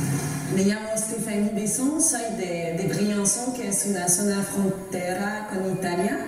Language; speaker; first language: Italian; non-native, fluent; French